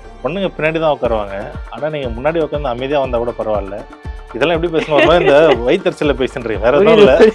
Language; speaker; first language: Tamil; native; Tamil